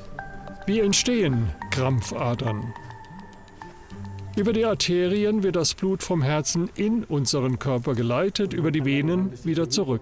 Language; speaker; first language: German; native; German